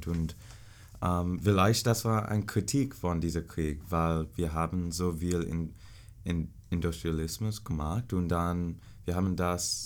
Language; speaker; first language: German; non-native, learner; English